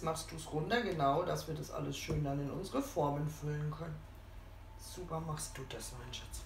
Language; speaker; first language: German; native; German